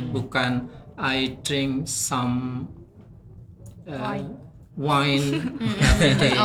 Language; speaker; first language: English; non-native, fluent; Indonesian